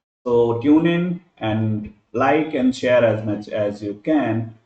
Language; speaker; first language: English; non-native, local second language; Hindi